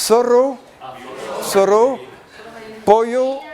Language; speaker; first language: Spanish; non-native, learner; French